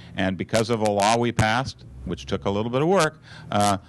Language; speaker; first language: English; native; English